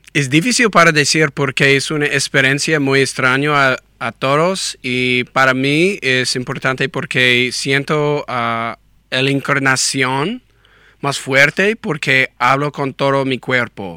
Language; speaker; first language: Spanish; non-native, learner; English